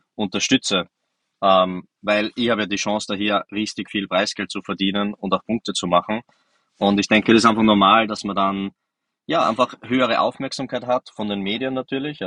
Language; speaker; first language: German; native; German